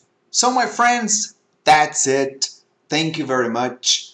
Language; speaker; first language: English; non-native, fluent; Portuguese